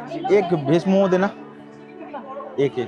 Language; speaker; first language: Hindi; non-native, local second language; Bangla